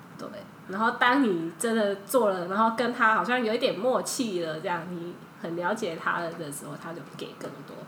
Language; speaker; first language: Chinese; early bilingual, heritage; Chinese